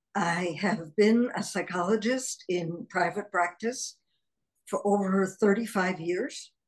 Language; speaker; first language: English; early bilingual, other home language; Hebrew